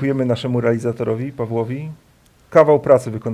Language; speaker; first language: Polish; native; Polish